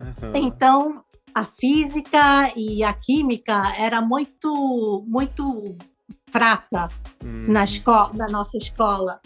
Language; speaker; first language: Portuguese; non-native, local second language; Spanish